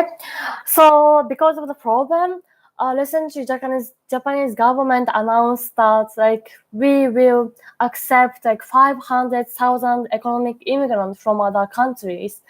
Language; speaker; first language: English; non-native, learner; Japanese